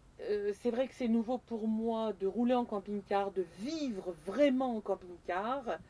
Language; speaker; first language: French; native; French